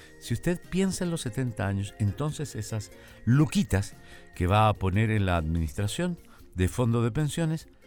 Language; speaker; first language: Spanish; native; Spanish